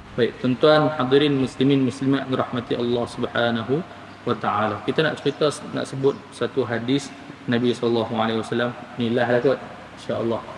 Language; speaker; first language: Malay; native; Malay